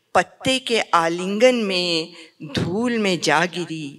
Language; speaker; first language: Hindi; native; Hindi